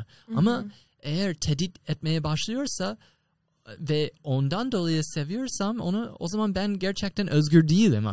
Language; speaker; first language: Turkish; non-native, fluent; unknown